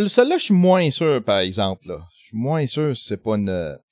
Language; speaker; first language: French; native; French